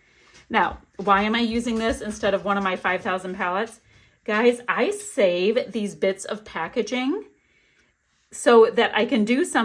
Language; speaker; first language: English; native; English